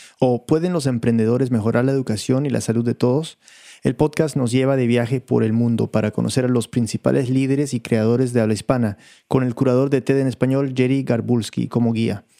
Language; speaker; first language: Spanish; early bilingual, heritage; Spanish